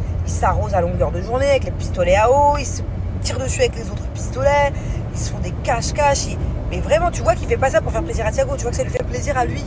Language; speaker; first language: French; native; French